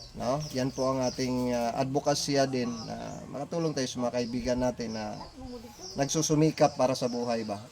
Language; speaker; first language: Filipino; non-native, local second language; Cebuano